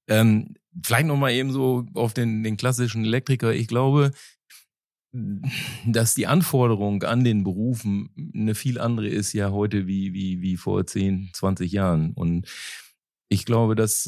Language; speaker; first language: German; native; German